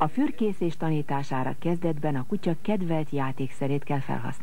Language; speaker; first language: Hungarian; native; Hungarian